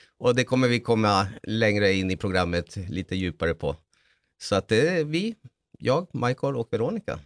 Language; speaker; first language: Swedish; early bilingual, other home language; Spanish